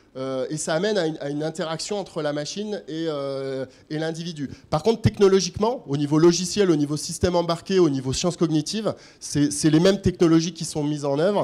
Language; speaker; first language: French; native; French